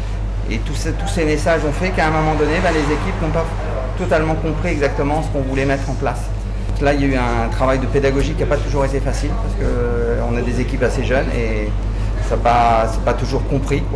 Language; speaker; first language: French; native; French